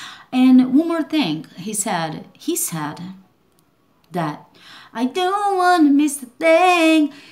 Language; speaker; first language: English; non-native, learner; Portuguese